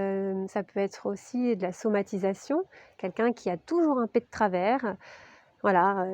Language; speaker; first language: French; native; French